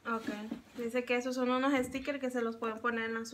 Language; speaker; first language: Spanish; native; Spanish